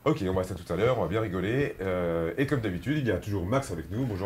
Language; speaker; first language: French; native; French